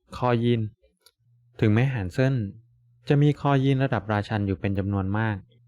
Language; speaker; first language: Thai; native; Thai